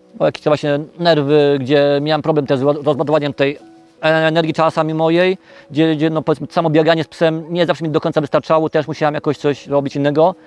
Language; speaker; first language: Polish; native; Polish